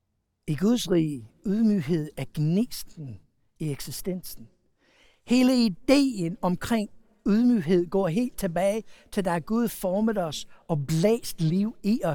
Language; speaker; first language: Danish; non-native, fluent; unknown